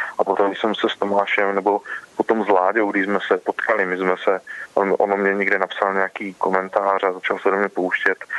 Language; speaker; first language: Czech; native; Czech